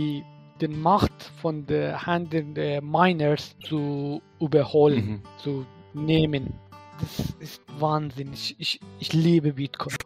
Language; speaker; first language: German; non-native, fluent; Persian